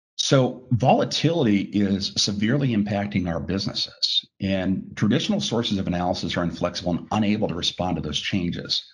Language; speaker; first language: English; native; English